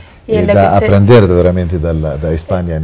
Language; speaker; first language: Spanish; non-native, fluent; Arabic